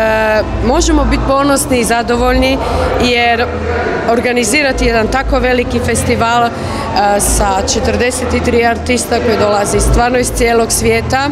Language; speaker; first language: Croatian; native; Croatian